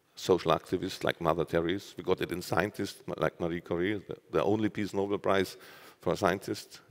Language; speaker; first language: English; non-native, fluent; German